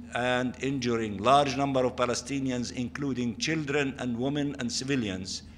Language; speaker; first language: English; non-native, fluent; Arabic